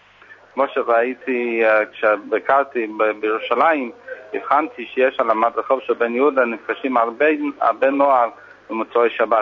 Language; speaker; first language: Hebrew; non-native, fluent; English